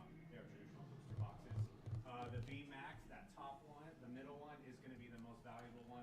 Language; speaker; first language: English; native; English